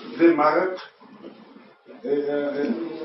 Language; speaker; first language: Russian; non-native, learner; Bulgarian